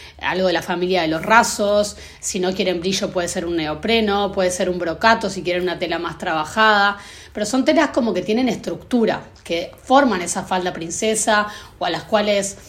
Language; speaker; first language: Spanish; native; Spanish